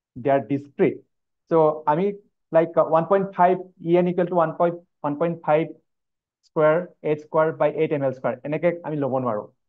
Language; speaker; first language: English; non-native, local second language; Assamese